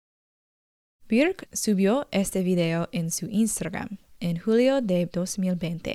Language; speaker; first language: Spanish; non-native, learner; English